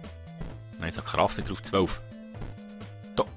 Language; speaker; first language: German; native; German